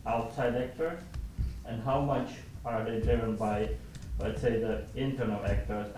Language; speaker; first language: English; non-native, fluent; Slovak